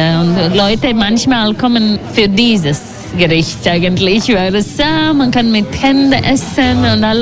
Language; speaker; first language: German; non-native, learner; Latvian